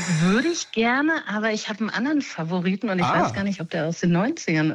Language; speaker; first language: German; native; German